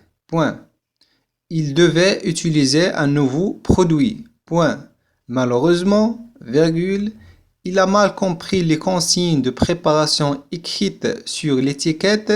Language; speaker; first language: French; non-native, fluent; Arabic